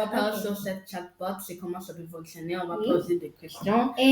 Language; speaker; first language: French; non-native, local second language; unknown